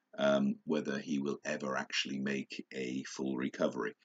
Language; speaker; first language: English; native; English